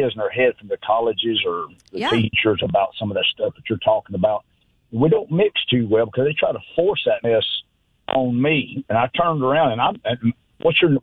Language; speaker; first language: English; native; English